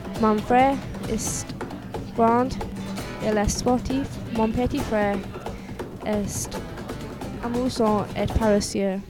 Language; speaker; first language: French; non-native, learner; English